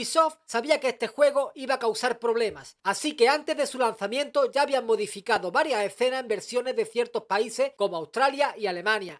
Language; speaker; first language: Spanish; native; Spanish